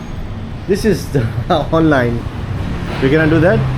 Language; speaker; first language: English; non-native, local second language; Urdu